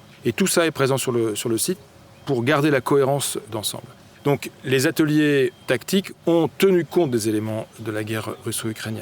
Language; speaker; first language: French; native; French